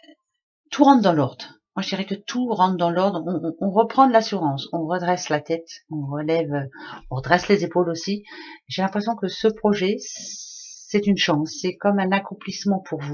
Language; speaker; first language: French; native; French